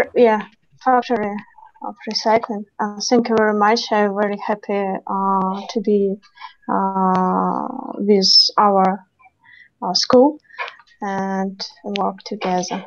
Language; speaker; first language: English; non-native, learner; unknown